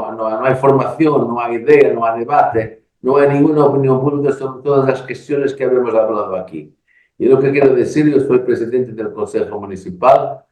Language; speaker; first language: Spanish; non-native, learner; Portuguese